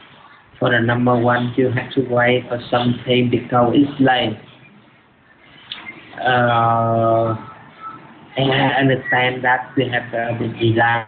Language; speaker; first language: English; non-native, learner; Vietnamese